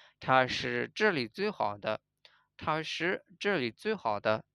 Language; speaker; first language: Chinese; non-native, fluent; Burmese